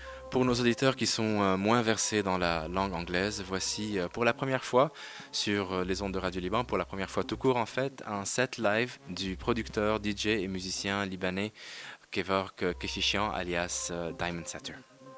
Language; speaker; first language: French; non-native, local second language; Arabic